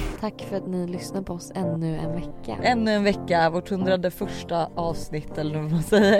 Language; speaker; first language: Swedish; native; Swedish